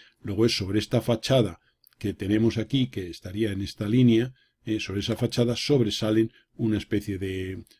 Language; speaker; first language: Spanish; native; Spanish